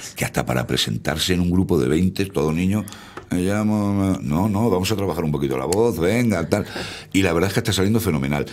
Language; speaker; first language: Spanish; native; Spanish